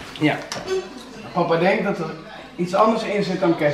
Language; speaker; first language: Dutch; native; Dutch